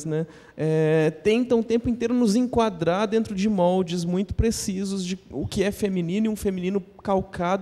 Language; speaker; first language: Portuguese; native; Portuguese